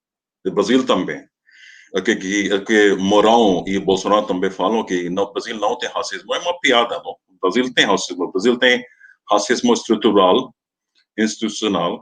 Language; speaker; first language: Portuguese; non-native, fluent; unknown